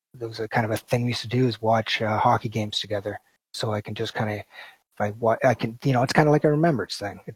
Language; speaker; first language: English; native; English